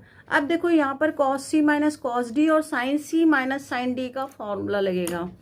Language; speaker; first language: Hindi; native; Hindi